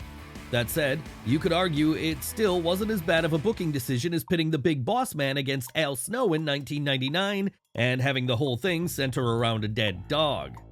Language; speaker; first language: English; native; English